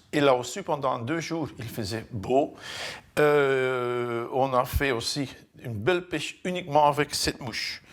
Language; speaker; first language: French; non-native, fluent; Dutch